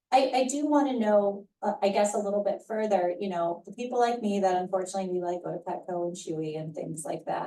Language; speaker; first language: English; native; English